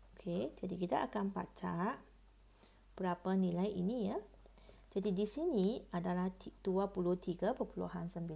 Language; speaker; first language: Malay; non-native, local second language; Chinese